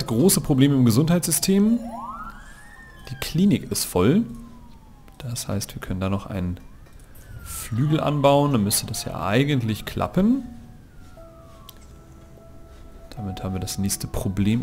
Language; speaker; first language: German; native; German